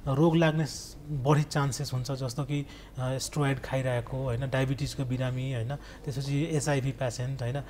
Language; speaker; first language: Nepali; non-native, local second language; Maithili